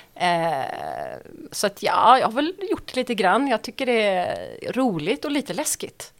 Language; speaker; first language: Swedish; native; Swedish